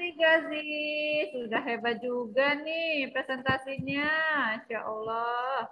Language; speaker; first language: Indonesian; native; Indonesian